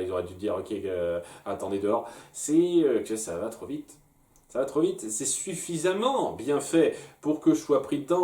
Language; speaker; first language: French; native; French